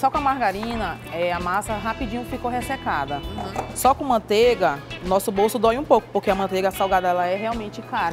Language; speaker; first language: Portuguese; native; Portuguese